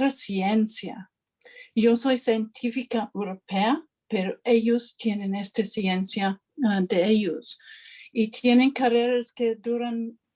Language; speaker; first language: Spanish; non-native, fluent; English